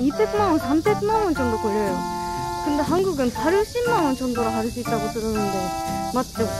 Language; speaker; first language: Korean; non-native, fluent; Japanese